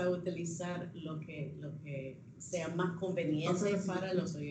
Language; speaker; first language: Spanish; non-native, fluent; English